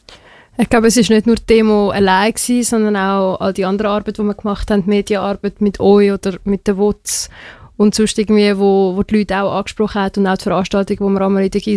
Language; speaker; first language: German; native; German